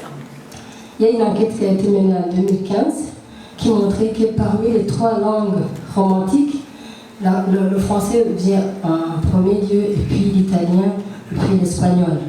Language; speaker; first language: French; non-native, local second language; Rundi